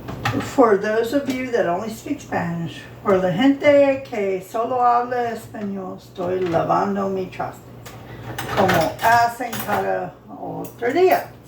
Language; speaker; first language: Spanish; non-native, learner; English